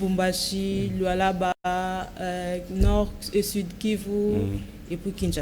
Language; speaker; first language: French; non-native, local second language; Lingala